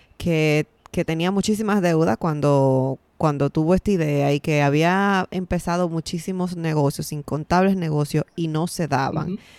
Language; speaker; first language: Spanish; native; Spanish